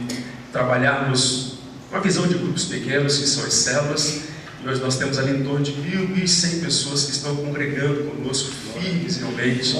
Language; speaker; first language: Portuguese; native; Portuguese